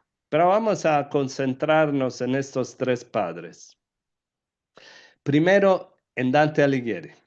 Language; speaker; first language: Spanish; non-native, fluent; Italian